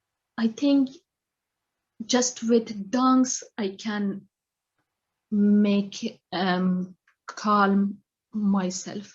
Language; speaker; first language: English; non-native, learner; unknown